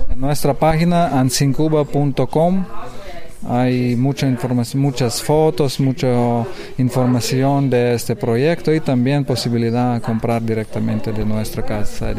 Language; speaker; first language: Spanish; non-native, learner; Lithuanian